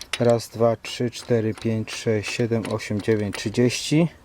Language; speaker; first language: Polish; native; Polish